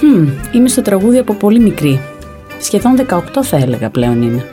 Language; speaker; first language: Greek; early bilingual, heritage; Greek